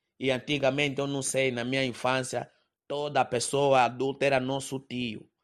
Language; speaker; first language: Portuguese; native; Portuguese